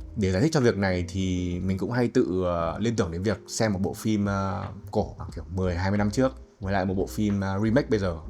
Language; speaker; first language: Vietnamese; native; Vietnamese